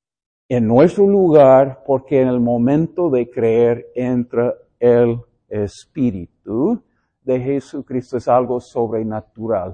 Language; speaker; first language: Spanish; non-native, fluent; English